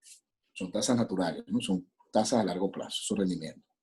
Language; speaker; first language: Spanish; native; Spanish